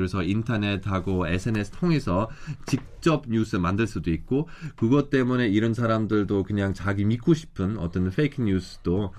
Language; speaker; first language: Korean; non-native, fluent; German